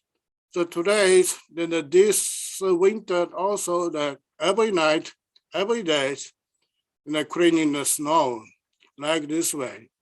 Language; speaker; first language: English; non-native, learner; Japanese